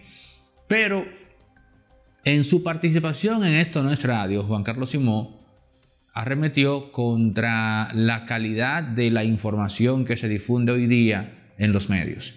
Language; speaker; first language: Spanish; native; Spanish